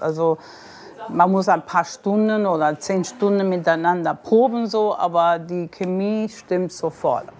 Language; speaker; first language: German; non-native, fluent; English